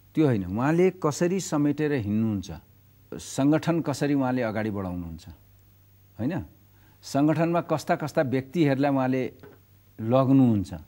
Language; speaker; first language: Nepali; native; Nepali